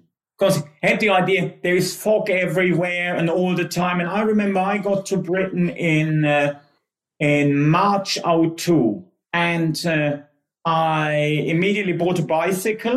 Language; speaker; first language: English; non-native, fluent; German